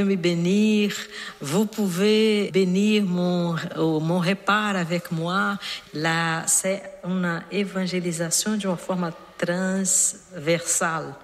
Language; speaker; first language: French; non-native, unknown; Portuguese